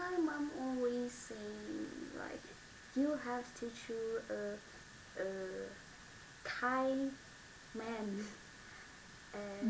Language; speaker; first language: English; non-native, learner; Vietnamese